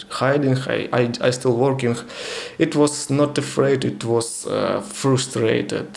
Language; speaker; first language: English; non-native, learner; Ukrainian